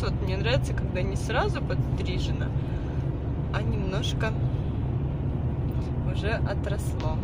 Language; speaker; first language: Russian; native; Russian